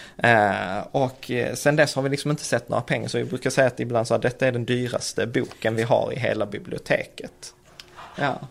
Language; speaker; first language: Swedish; early bilingual, other home language; Czech